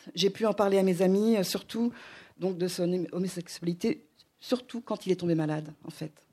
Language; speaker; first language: French; native; French